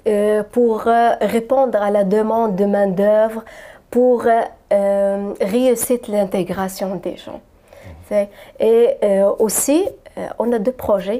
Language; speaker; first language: French; non-native, local second language; Arabic